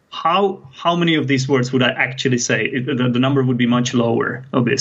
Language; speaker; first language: English; non-native, fluent; Czech